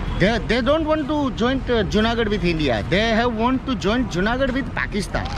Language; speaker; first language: English; non-native, local second language; Gujarati